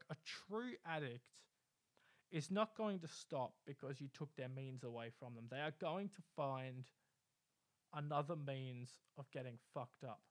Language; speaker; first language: English; native; English